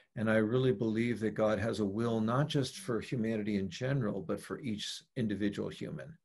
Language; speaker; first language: English; native; English